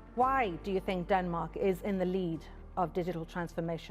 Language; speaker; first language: English; non-native, fluent; Icelandic